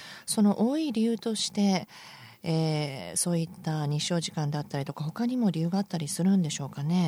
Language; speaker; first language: Japanese; native; Japanese